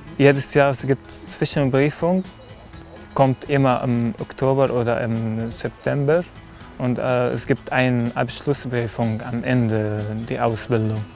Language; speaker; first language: German; non-native, learner; Arabic